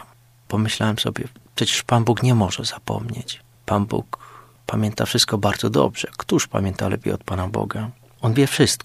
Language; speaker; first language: Polish; native; Polish